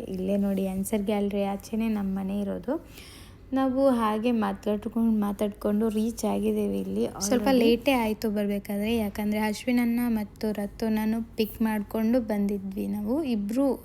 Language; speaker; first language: Kannada; non-native, local second language; Tulu